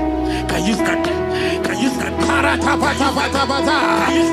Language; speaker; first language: English; non-native, local second language; Igbo